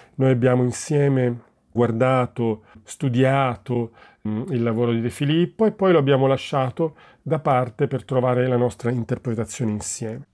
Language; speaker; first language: Italian; native; Italian